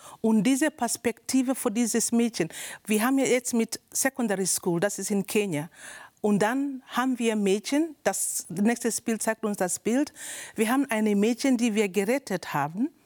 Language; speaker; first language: German; non-native, learner; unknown